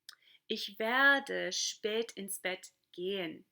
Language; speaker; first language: German; non-native, fluent; English